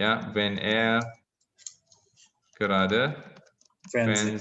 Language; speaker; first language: German; non-native, fluent; Indonesian